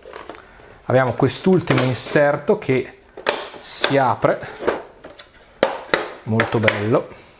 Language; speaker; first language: Italian; native; Italian